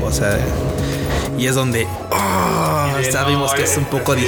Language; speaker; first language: Spanish; native; Spanish